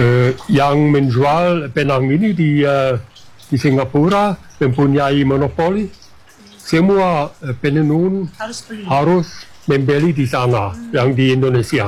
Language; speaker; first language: Indonesian; non-native, fluent; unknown